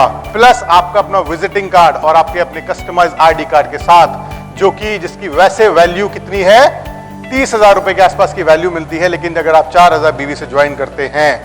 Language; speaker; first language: Hindi; native; Hindi